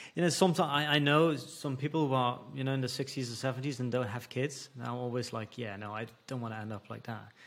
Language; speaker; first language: English; non-native, fluent; Dutch